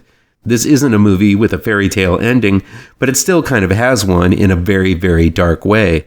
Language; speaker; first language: English; native; English